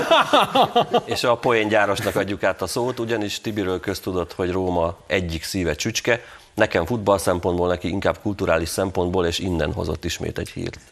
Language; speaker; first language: Hungarian; native; Hungarian